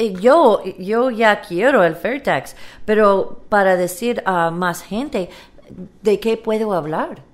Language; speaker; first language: Spanish; non-native, learner; English